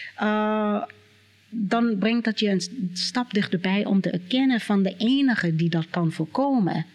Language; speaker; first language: Dutch; non-native, fluent; English